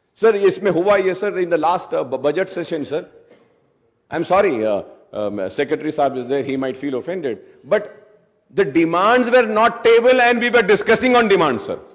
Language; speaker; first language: Urdu; native; Urdu